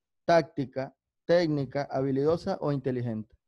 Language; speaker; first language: Spanish; native; Spanish